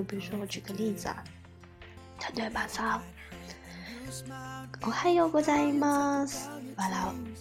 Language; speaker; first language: Japanese; non-native, fluent; Chinese